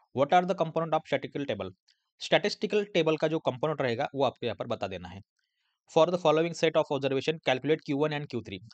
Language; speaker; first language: Hindi; non-native, local second language; Marathi